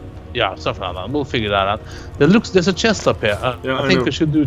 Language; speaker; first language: English; non-native, fluent; Norwegian